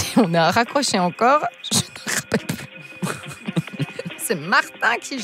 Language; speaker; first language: French; native; French